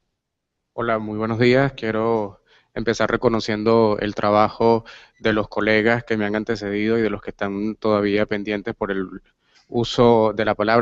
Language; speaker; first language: Spanish; native; Spanish